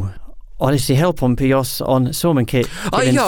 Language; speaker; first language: Finnish; non-native, learner; English